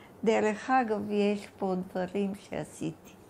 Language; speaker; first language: Hebrew; non-native, fluent; Bulgarian